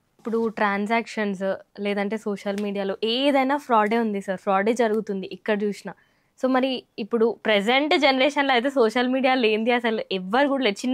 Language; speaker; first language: Telugu; native; Telugu